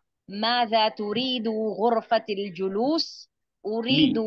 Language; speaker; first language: Arabic; non-native, learner; Urdu